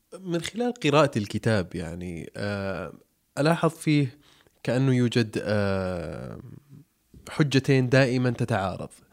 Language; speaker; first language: Arabic; native; Arabic